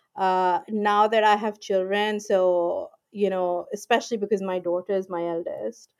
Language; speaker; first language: English; non-native, local second language; Urdu